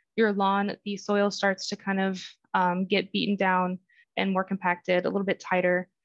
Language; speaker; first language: English; native; English